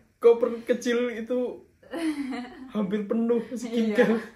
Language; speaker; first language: Indonesian; native; Indonesian